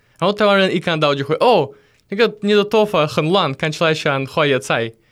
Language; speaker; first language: Chinese; non-native, fluent; Russian